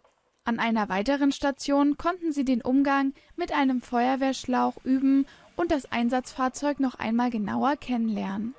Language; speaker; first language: German; native; German